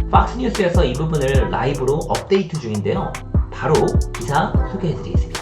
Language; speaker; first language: Korean; native; Korean